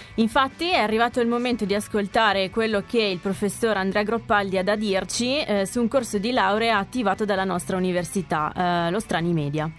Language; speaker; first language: Italian; native; Italian